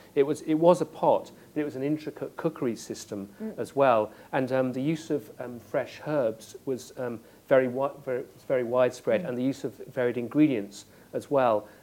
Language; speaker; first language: English; native; English